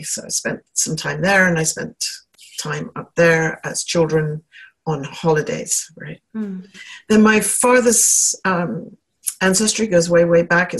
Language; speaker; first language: English; native; English